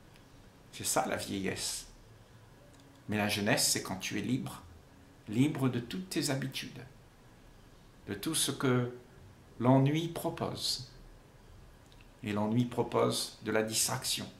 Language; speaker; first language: French; native; French